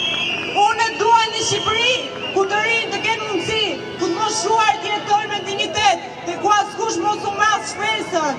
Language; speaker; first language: Albanian; native; Albanian